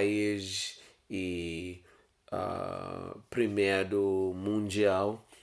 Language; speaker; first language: Portuguese; non-native, learner; English